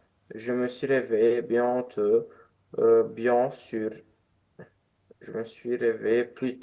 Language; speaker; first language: French; non-native, learner; Romanian